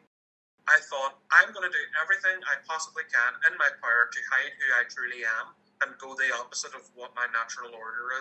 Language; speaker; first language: English; native; English